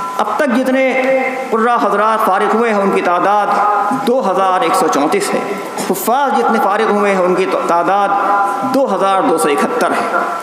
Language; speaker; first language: Urdu; native; Urdu